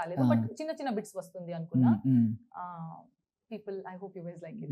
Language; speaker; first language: Telugu; non-native, learner; Kannada